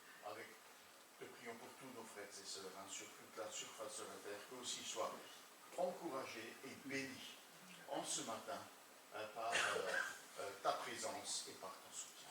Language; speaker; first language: French; native; French